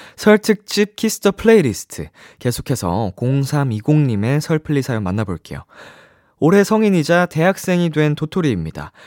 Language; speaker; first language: Korean; native; Korean